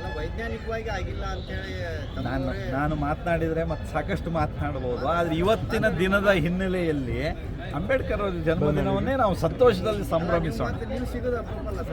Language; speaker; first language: Kannada; native; Kannada